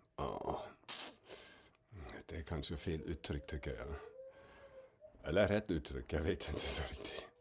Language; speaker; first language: Swedish; non-native, fluent; German